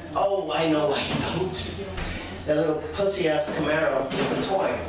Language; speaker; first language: English; native; English